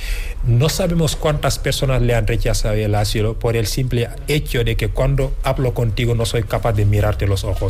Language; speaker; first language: Spanish; non-native, fluent; Wolof